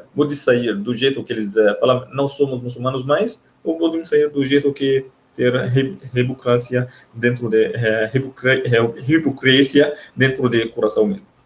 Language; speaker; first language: Portuguese; non-native, learner; Arabic